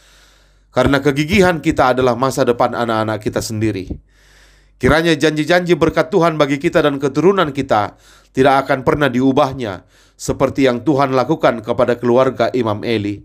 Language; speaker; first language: Indonesian; native; Indonesian